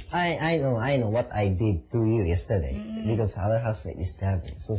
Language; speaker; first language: English; non-native, learner; Japanese